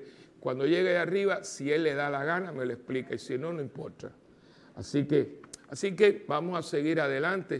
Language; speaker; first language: Spanish; native; Spanish